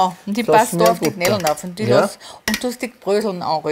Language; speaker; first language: German; native; German